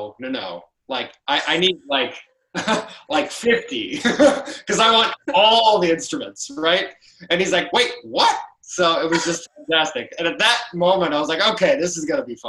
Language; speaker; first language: English; native; English